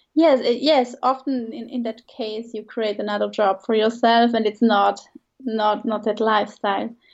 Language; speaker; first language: English; non-native, fluent; Swiss German